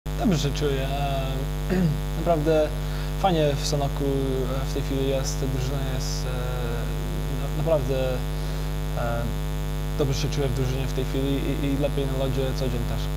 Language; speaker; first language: Polish; early bilingual, heritage; English